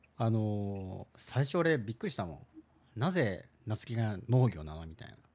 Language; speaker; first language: Japanese; early bilingual, heritage; Japanese